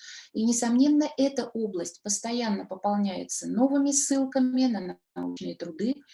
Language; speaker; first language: Russian; native; Russian